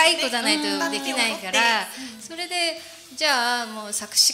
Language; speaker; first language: Japanese; non-native, fluent; Korean